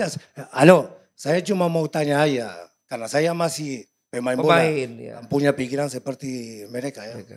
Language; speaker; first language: Indonesian; non-native, fluent; Spanish